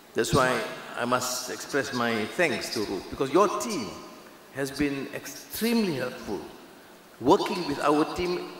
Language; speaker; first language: English; non-native, local second language; Malay